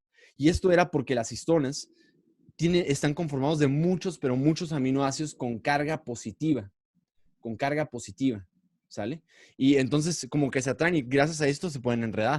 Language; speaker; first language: Spanish; native; Spanish